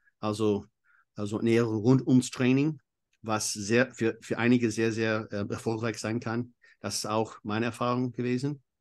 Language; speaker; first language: German; non-native, fluent; English